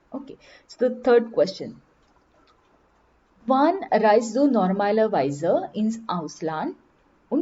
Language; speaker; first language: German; non-native, learner; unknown